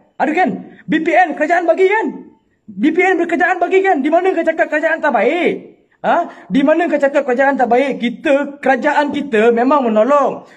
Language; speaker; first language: Malay; non-native, local second language; Tamil